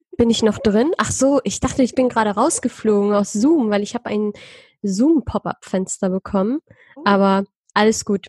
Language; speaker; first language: German; early bilingual, other home language; Persian